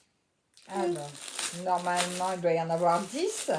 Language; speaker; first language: French; native; French